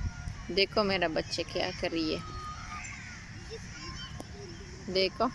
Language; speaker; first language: Hindi; non-native, learner; Arabic